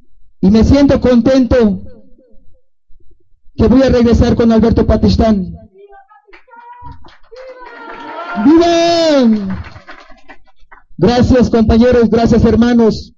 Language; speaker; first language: Spanish; non-native, local second language; Tzotzil